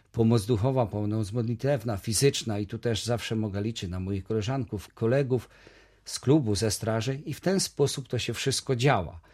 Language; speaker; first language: Polish; native; Polish